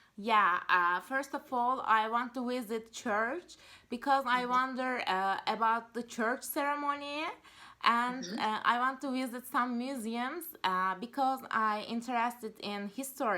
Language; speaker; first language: English; non-native, learner; Turkish